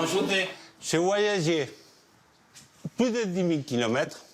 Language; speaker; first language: French; non-native, fluent; Spanish